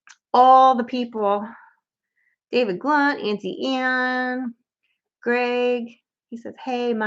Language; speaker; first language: English; native; English